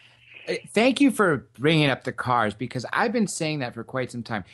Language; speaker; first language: English; native; English